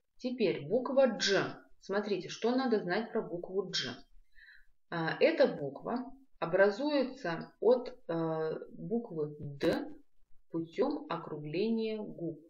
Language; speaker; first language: Russian; non-native, local second language; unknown